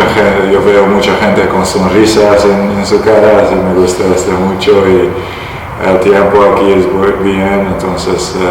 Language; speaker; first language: Spanish; non-native, learner; Dutch